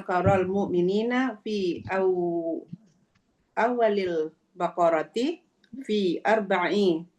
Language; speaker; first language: Arabic; non-native, learner; Indonesian